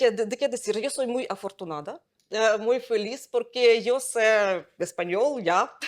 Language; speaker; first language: Spanish; non-native, fluent; Ukrainian